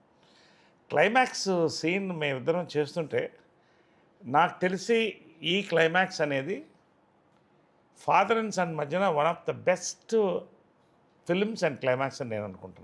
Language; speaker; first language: Telugu; native; Telugu